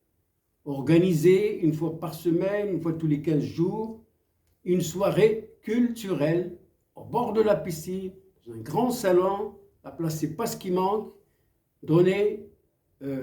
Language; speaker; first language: French; non-native, local second language; Arabic